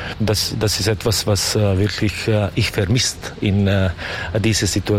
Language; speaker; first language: German; non-native, learner; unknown